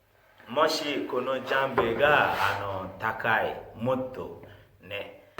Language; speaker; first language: Japanese; non-native, fluent; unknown